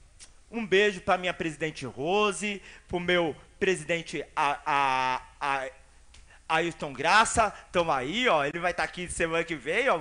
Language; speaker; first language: Portuguese; native; Portuguese